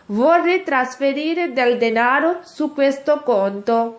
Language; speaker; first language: Italian; non-native, fluent; Urdu